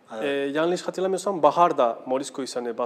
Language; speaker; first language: Turkish; non-native, fluent; Spanish